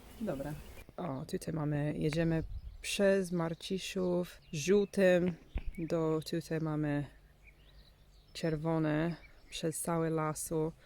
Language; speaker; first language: Polish; non-native, learner; English